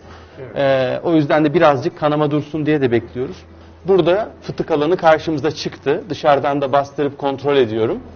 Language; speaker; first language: Turkish; native; Turkish